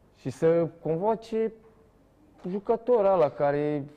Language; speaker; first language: Romanian; non-native, fluent; Portuguese